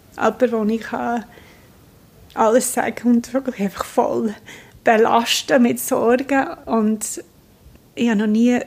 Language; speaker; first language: German; non-native, fluent; English